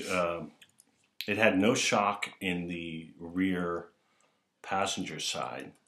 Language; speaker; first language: English; native; English